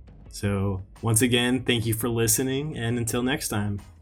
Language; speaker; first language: English; native; English